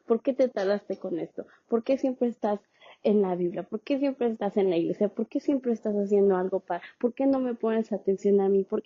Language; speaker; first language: Spanish; early bilingual, heritage; Spanish